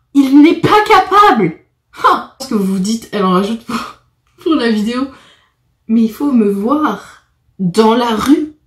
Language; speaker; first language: French; native; French